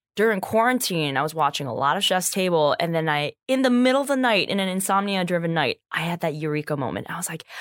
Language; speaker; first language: English; native; English